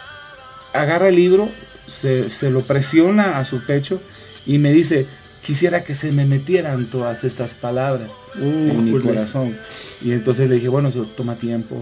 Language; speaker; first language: Spanish; native; Spanish